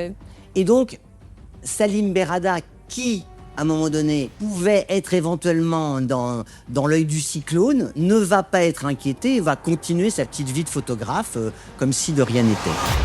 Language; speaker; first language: French; native; French